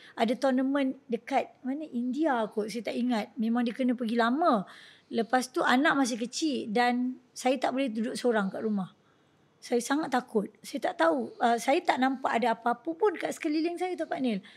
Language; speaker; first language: Malay; native; Malay